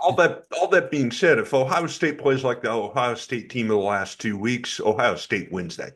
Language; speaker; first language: English; native; English